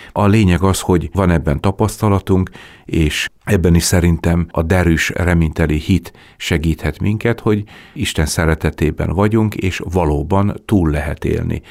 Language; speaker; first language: Hungarian; native; Hungarian